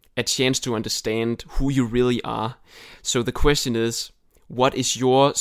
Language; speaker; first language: English; non-native, fluent; Danish